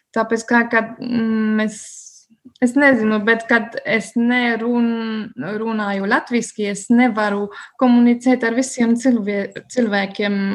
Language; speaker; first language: Latvian; non-native, fluent; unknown